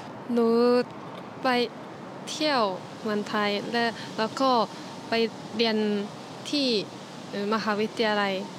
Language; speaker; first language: Thai; non-native, learner; Japanese